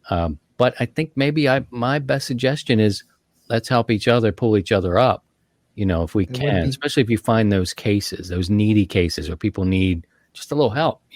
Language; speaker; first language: English; native; English